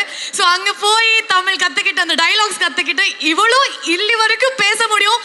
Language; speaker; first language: Tamil; non-native, learner; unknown